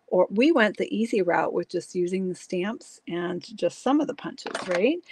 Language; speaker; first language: English; native; English